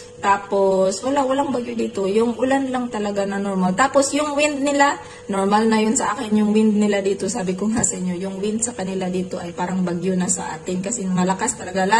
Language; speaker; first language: Filipino; non-native, local second language; Cebuano